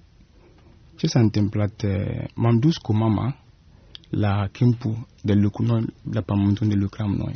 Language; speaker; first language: Romanian; non-native, fluent; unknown